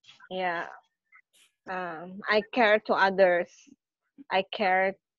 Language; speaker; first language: English; non-native, fluent; Indonesian